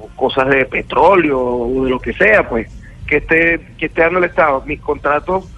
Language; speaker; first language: Spanish; native; Spanish